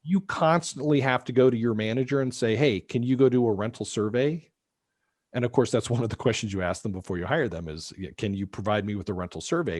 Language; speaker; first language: English; native; English